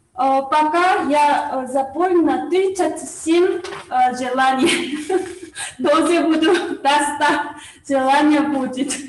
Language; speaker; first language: Russian; non-native, learner; Korean